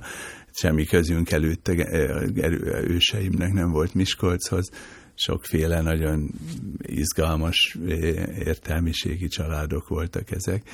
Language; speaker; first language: Hungarian; native; Hungarian